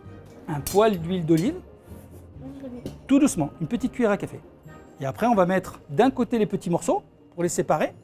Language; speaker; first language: French; native; French